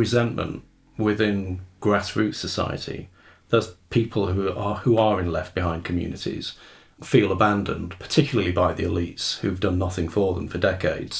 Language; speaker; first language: English; native; English